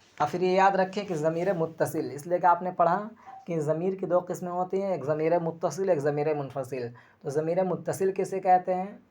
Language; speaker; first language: Urdu; native; Urdu